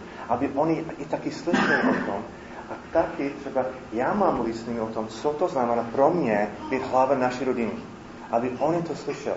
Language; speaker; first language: Czech; non-native, fluent; English